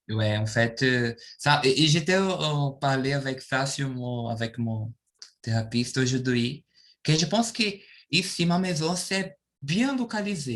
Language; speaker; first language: French; non-native, fluent; Portuguese